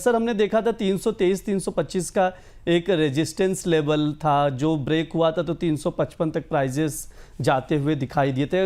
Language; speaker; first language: Hindi; native; Hindi